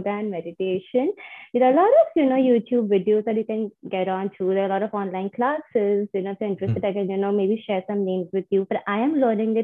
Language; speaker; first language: English; non-native, local second language; Hindi